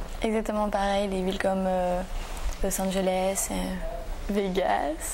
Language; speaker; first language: French; native; French